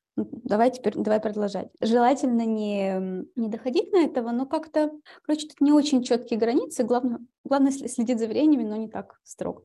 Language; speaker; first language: Russian; early bilingual, heritage; Russian